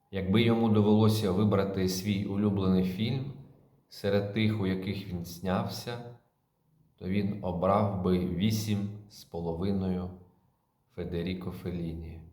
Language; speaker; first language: Ukrainian; native; Ukrainian